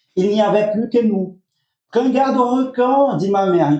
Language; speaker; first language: French; non-native, fluent; Portuguese